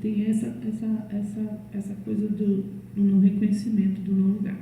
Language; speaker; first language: Portuguese; native; Portuguese